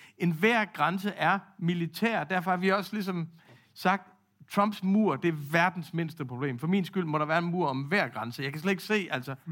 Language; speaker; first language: Danish; native; Danish